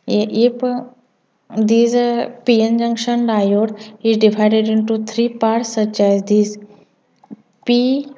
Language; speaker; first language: English; non-native, local second language; Marathi